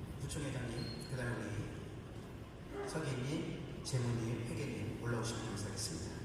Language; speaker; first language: Korean; native; Korean